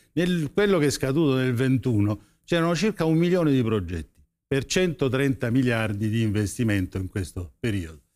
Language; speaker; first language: Italian; native; Italian